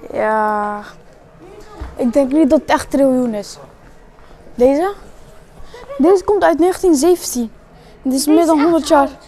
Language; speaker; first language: Dutch; early bilingual, other home language; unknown